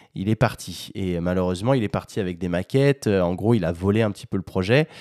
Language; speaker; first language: French; native; French